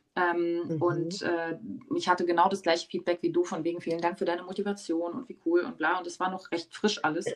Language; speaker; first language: German; early bilingual, other home language; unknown